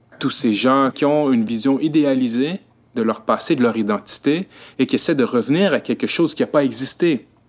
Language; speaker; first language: French; native; French